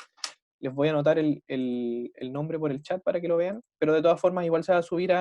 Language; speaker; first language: Spanish; native; Spanish